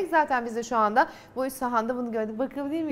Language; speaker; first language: Turkish; native; Turkish